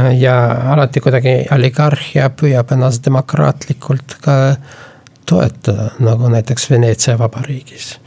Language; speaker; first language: Estonian; non-native, local second language; Russian